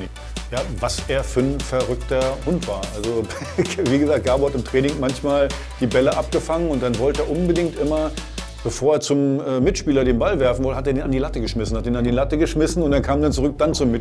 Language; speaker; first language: German; native; German